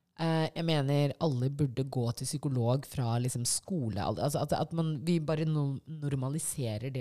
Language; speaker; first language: Norwegian; early bilingual, other home language; Shona